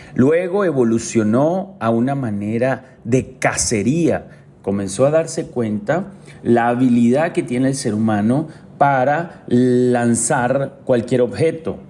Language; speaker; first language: Spanish; native; Spanish